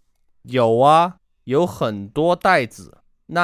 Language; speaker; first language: Chinese; non-native, learner; English